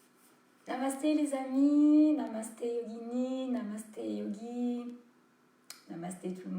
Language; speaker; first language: French; native; French